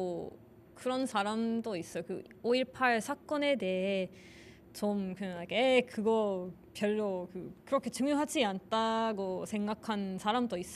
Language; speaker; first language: Korean; non-native, learner; Finnish